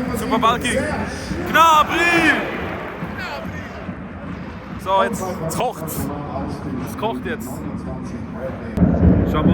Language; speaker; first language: German; native; German